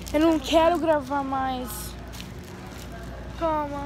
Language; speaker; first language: Portuguese; early bilingual, heritage; Portuguese